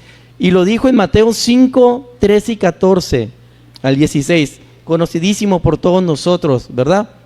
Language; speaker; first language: Spanish; native; Spanish